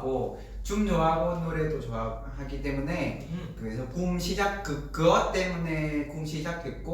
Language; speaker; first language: Korean; non-native, learner; Vietnamese